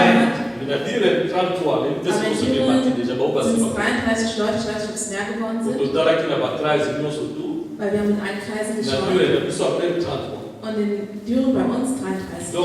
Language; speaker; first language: German; non-native, fluent; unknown